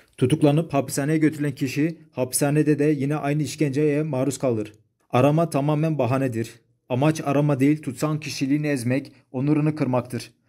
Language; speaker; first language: Turkish; native; Turkish